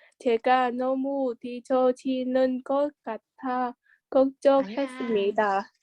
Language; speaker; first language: Korean; non-native, learner; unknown